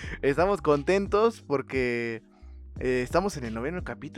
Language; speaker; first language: Spanish; native; Spanish